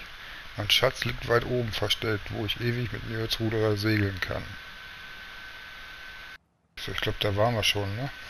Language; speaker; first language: German; native; German